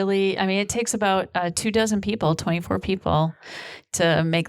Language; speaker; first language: English; native; English